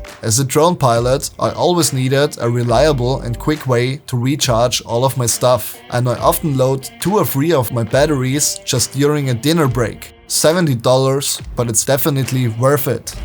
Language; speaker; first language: English; non-native, fluent; German